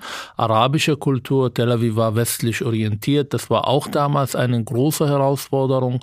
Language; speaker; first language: German; non-native, fluent; Arabic